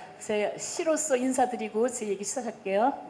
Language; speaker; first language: Korean; native; Korean